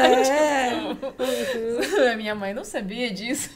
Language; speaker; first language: Portuguese; non-native, fluent; Russian